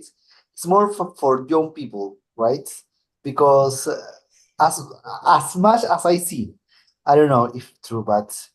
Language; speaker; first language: English; non-native, learner; Spanish